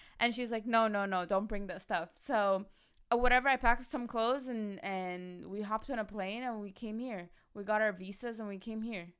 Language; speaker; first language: English; early bilingual, other home language; Arabic